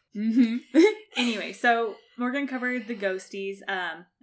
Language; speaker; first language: English; native; English